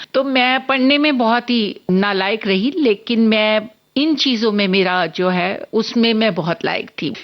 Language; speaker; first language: Hindi; non-native, local second language; Punjabi